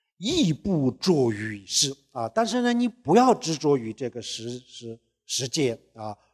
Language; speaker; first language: Chinese; non-native, local second language; Tibetan